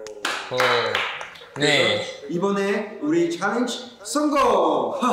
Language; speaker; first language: Korean; non-native, learner; Cantonese